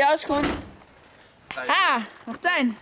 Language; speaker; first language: Dutch; native; Dutch